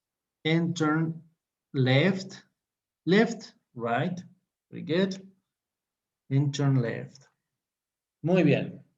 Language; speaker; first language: English; non-native, fluent; Spanish